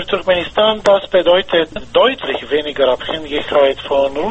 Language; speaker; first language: German; non-native, fluent; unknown